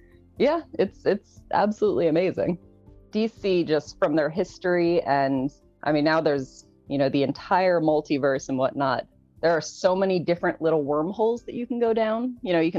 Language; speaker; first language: English; native; English